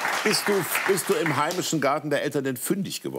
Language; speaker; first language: German; native; German